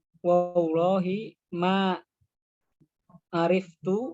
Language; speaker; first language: Arabic; non-native, learner; Indonesian